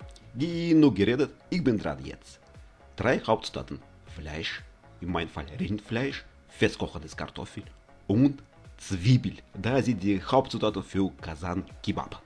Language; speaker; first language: German; non-native, learner; Russian